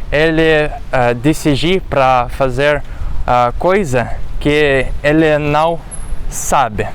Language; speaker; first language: Portuguese; non-native, fluent; Russian